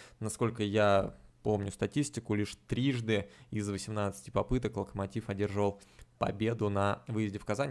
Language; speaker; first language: Russian; native; Russian